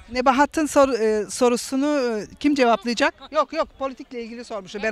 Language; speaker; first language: Turkish; non-native, local second language; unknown